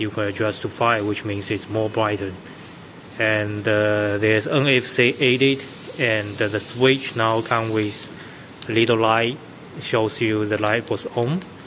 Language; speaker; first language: English; non-native, fluent; Chinese